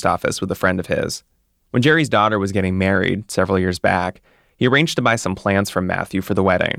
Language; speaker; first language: English; native; English